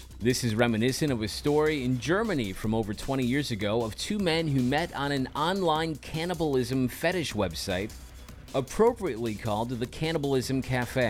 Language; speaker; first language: English; native; English